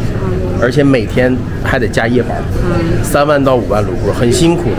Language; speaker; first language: Chinese; native; Chinese